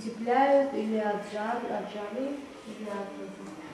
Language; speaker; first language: Russian; native; Russian